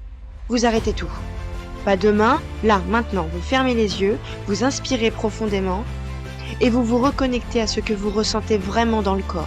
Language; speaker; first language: French; native; French